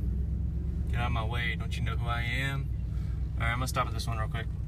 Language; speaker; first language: English; native; English